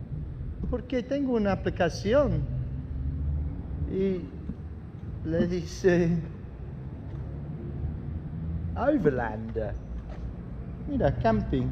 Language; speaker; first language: Spanish; non-native, learner; English